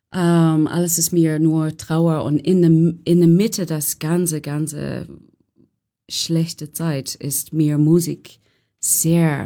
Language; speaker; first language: German; non-native, fluent; English